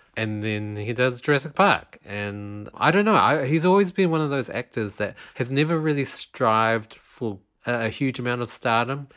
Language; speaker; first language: English; native; English